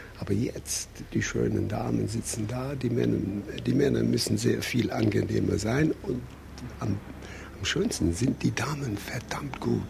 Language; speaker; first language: German; non-native, fluent; English